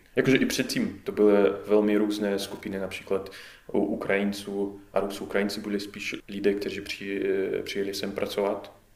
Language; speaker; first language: Czech; non-native, fluent; Russian